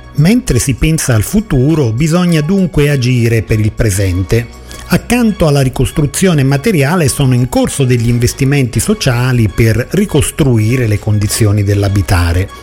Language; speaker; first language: Italian; native; Italian